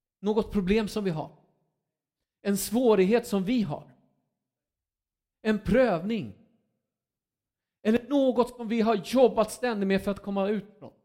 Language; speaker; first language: Swedish; non-native, fluent; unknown